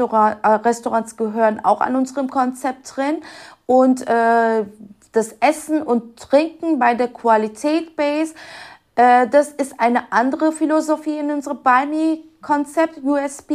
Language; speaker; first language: German; non-native, fluent; Turkish